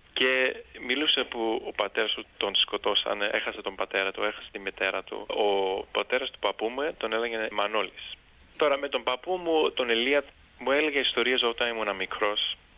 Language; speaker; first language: Greek; early bilingual, heritage; Greek